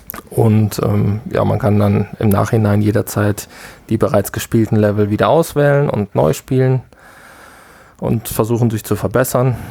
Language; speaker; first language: German; native; German